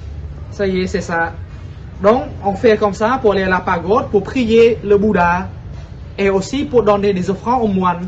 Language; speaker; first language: French; non-native, fluent; Khmer